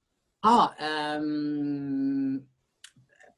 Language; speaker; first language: English; non-native, learner; French